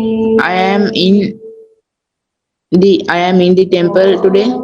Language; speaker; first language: English; non-native, learner; Sinhala